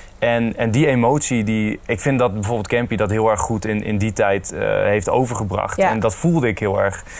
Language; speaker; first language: Dutch; native; Dutch